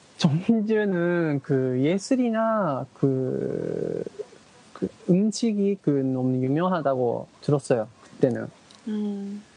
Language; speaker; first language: Korean; non-native, learner; Japanese